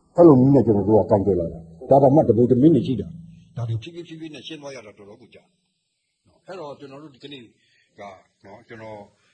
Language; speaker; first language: Burmese; non-native, local second language; S'gaw Karen